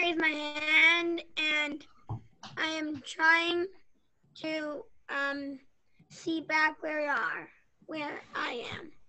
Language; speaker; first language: English; native; English